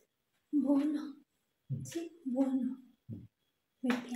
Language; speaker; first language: Italian; non-native, learner; Vietnamese